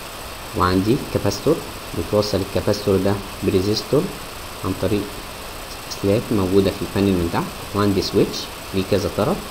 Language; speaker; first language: Arabic; native; Arabic